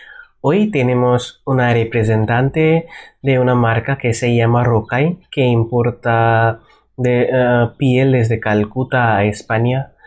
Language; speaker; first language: Spanish; non-native, learner; Bangla